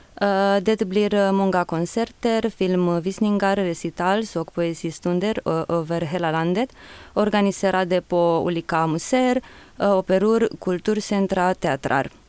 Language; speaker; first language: Swedish; non-native, fluent; Romanian